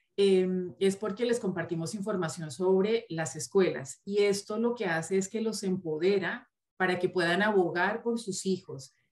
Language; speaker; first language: Spanish; native; Spanish